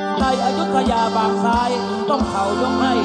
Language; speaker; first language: Thai; native; Thai